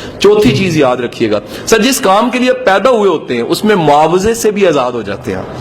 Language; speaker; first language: Urdu; native; Urdu